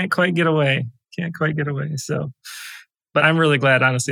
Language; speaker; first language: English; native; English